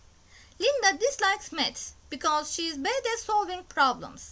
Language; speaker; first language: English; non-native, fluent; Turkish